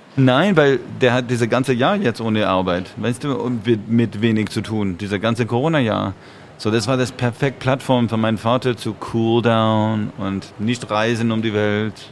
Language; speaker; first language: German; non-native, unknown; French